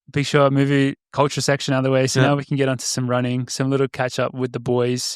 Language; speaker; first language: English; native; English